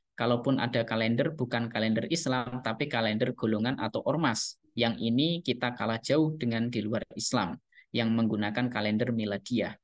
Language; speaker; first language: Indonesian; non-native, local second language; Javanese